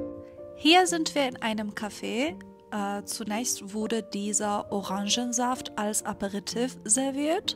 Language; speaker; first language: German; non-native, fluent; Persian